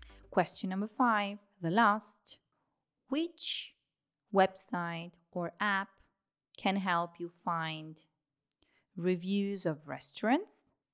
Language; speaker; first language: English; non-native, fluent; Italian